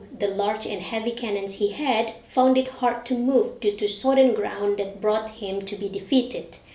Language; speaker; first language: English; non-native, fluent; Indonesian